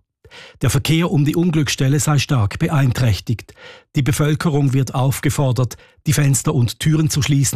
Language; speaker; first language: German; native; German